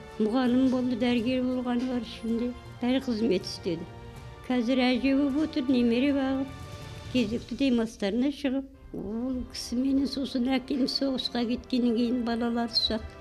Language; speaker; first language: Kazakh; native; Kazakh